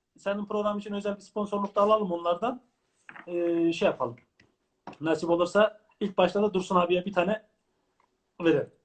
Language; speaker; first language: Turkish; native; Turkish